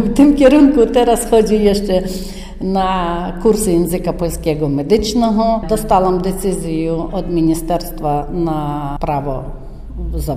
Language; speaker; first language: Polish; non-native, learner; Ukrainian